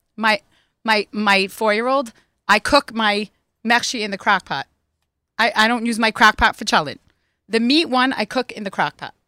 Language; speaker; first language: English; native; English